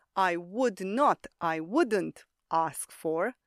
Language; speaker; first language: English; non-native, fluent; Romanian